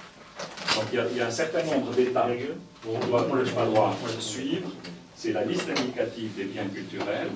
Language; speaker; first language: French; native; French